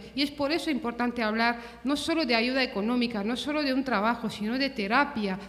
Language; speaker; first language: Spanish; early bilingual, other home language; Romanian